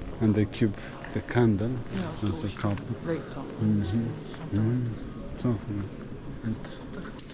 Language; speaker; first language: English; non-native, learner; Polish